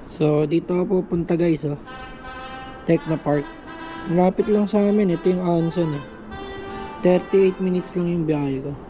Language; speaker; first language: Filipino; native; Filipino